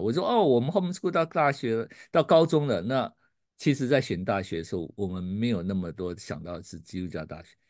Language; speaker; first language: Chinese; native; Chinese